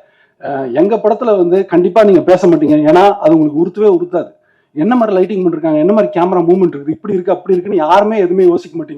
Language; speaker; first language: Tamil; native; Tamil